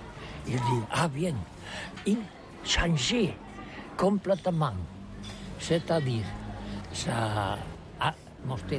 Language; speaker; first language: French; non-native, learner; Catalan